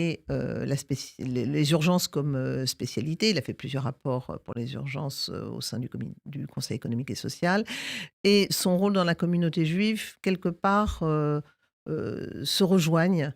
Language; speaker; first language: French; native; French